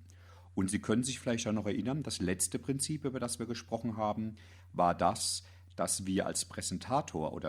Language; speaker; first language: German; native; German